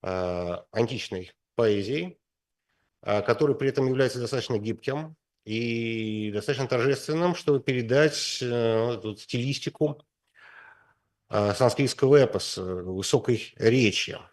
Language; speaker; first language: Russian; native; Russian